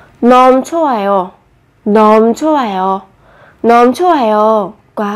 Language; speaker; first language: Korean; non-native, fluent; Vietnamese